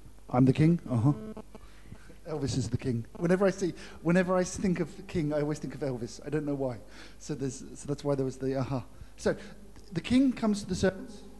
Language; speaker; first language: English; native; English